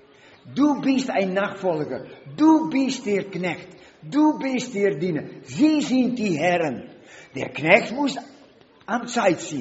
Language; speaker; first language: German; non-native, learner; Dutch